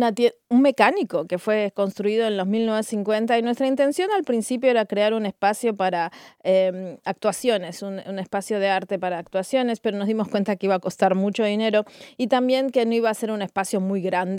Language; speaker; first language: Spanish; native; Spanish